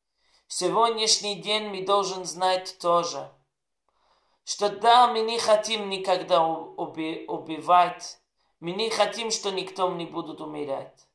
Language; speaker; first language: Russian; non-native, learner; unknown